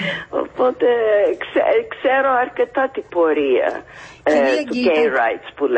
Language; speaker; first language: Greek; non-native, fluent; English